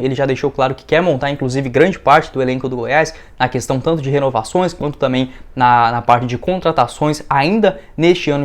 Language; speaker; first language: Portuguese; native; Portuguese